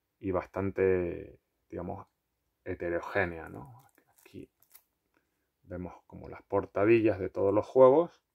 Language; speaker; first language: Spanish; native; Spanish